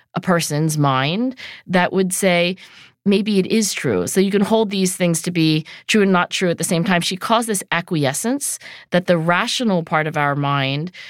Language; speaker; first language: English; early bilingual, other home language; Chinese